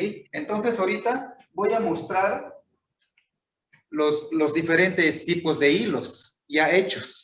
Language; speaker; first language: Spanish; non-native, local second language; Zapotec